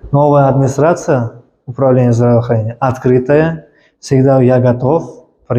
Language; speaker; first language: Russian; non-native, local second language; Uzbek